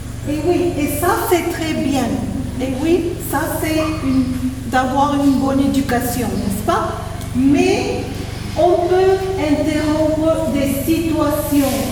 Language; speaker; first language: French; non-native, fluent; Spanish